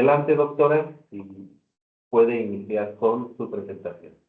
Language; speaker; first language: Spanish; native; Spanish